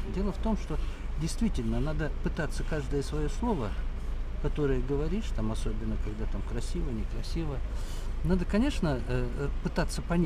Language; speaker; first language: Russian; native; Russian